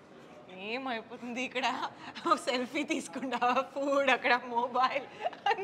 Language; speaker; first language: Telugu; non-native, local second language; Bangla